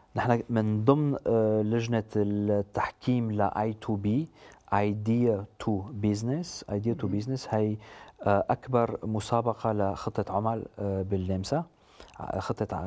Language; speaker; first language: Arabic; early bilingual, heritage; German